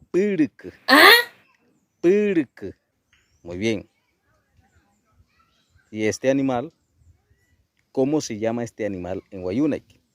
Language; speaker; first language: Spanish; non-native, local second language; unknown